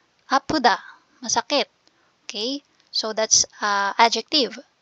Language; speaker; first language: English; non-native, local second language; Filipino